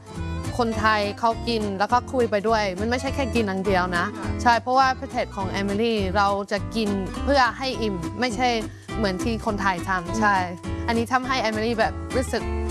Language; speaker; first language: Thai; non-native, fluent; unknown